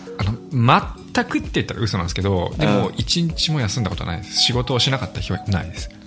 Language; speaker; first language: Japanese; native; Japanese